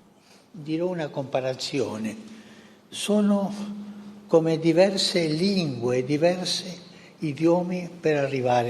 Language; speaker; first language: Italian; non-native, local second language; Spanish